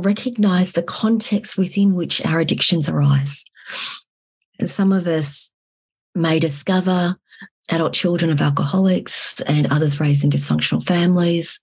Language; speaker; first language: English; native; English